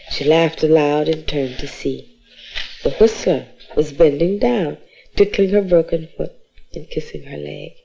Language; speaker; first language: English; native; English